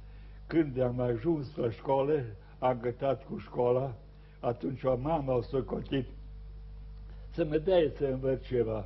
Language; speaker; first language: Romanian; non-native, local second language; Serbian